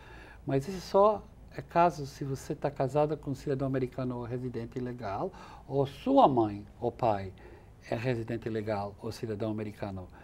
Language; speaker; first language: Portuguese; non-native, fluent; English